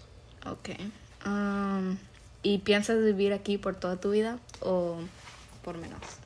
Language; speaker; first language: Spanish; early bilingual, heritage; Spanish